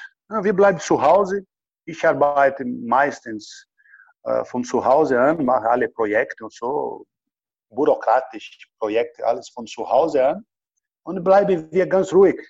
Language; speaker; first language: German; non-native, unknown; Portuguese